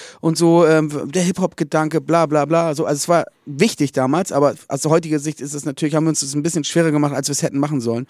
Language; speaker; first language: German; native; German